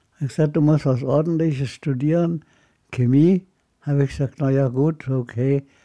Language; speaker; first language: German; non-native, fluent; Arabic